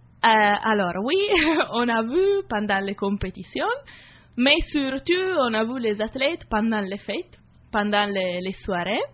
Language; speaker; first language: French; non-native, learner; Italian